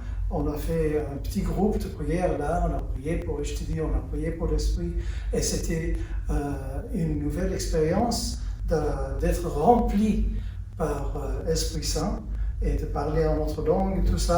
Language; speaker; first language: French; early bilingual, heritage; French